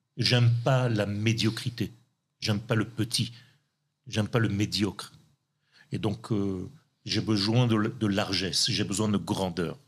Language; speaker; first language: French; non-native, local second language; Hebrew